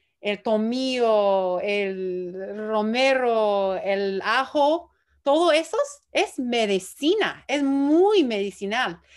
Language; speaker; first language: Spanish; early bilingual, heritage; Spanish